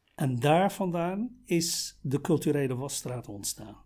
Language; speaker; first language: Dutch; non-native, fluent; Arabic